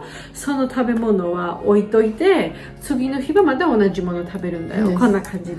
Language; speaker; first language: Japanese; non-native, fluent; Georgian